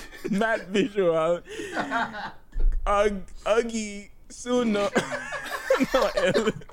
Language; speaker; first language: English; native; English